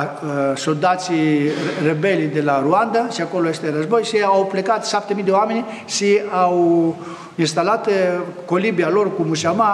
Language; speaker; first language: Romanian; non-native, fluent; Greek